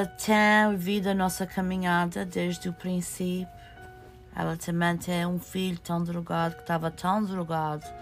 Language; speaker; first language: Portuguese; early bilingual, heritage; Portuguese